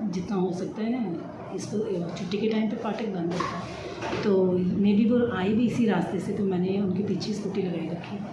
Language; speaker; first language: Hindi; non-native, local second language; Punjabi